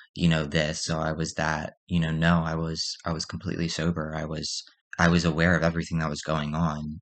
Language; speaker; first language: English; native; English